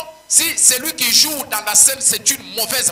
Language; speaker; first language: French; non-native, local second language; Swahili